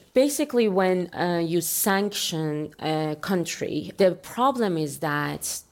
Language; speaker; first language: English; non-native, fluent; Persian